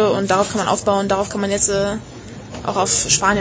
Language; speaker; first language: German; native; German